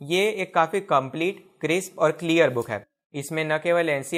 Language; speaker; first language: Hindi; non-native, local second language; Gujarati